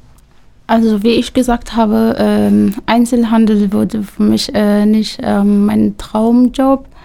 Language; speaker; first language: German; non-native, local second language; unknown